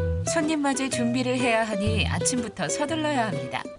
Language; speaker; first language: Korean; native; Korean